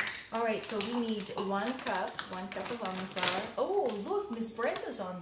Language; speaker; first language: English; native; English